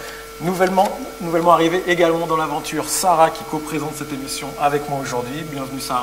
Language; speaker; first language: French; native; French